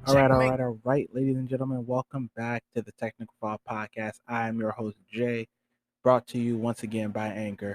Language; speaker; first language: English; native; English